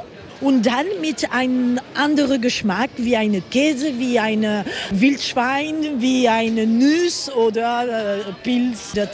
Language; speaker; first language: German; non-native, learner; French